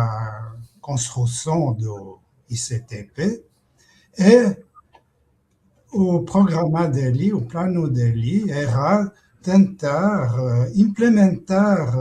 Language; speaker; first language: Portuguese; non-native, fluent; French